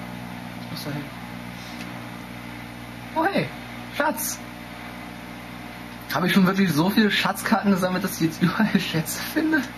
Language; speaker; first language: German; native; German